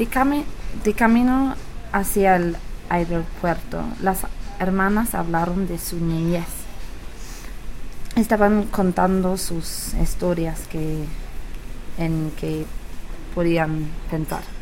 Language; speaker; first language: Spanish; non-native, learner; English